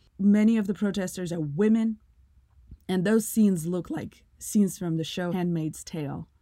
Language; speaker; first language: English; non-native, fluent; Russian